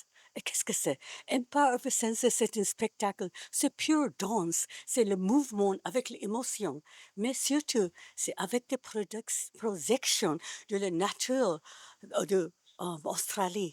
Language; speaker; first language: French; non-native, learner; Japanese